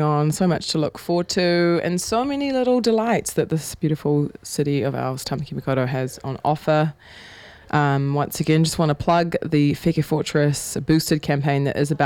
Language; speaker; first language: English; native; English